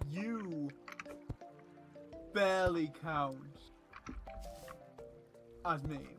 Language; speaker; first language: English; native; English